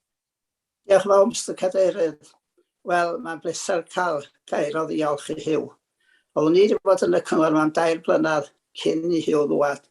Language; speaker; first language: Welsh; native; Welsh